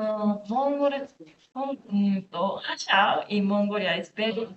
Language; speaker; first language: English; non-native, learner; Japanese